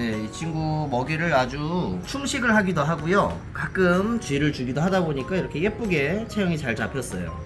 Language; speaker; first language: Korean; native; Korean